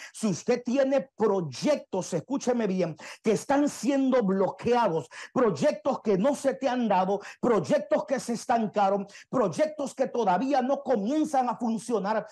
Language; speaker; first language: Spanish; native; Spanish